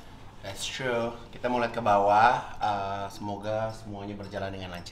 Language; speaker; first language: Indonesian; native; Indonesian